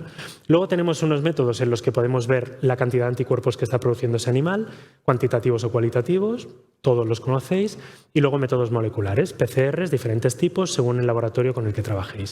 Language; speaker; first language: Spanish; native; Spanish